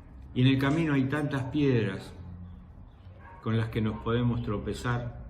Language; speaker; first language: Spanish; native; Spanish